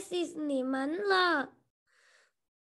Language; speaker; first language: Chinese; non-native, learner; Vietnamese